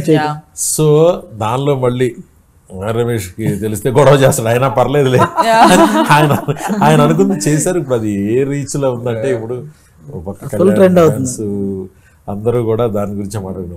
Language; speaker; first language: Telugu; native; Telugu